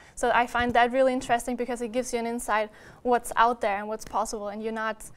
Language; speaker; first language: English; non-native, fluent; German